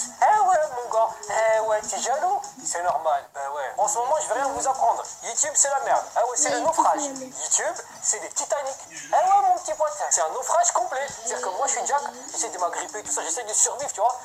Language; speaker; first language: French; native; French